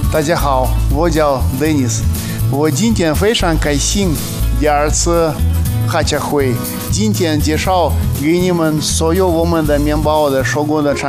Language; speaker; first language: Chinese; non-native, learner; Russian